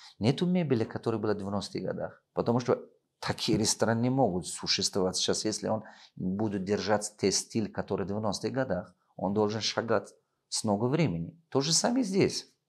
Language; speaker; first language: Russian; non-native, local second language; Tajik